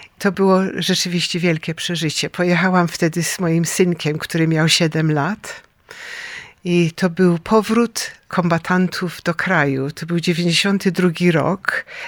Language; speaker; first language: Polish; early bilingual, heritage; Polish